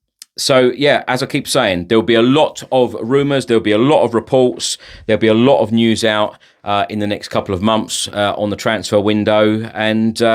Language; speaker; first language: English; native; English